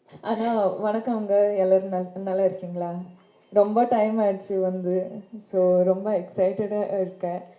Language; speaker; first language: Tamil; non-native, learner; Kannada